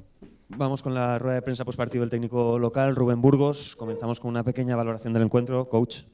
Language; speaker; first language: Spanish; native; Spanish